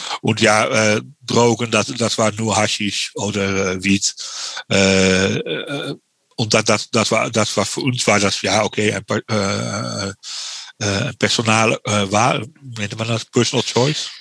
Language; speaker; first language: German; non-native, learner; Dutch